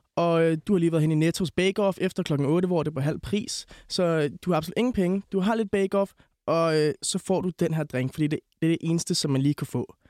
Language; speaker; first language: Danish; native; Danish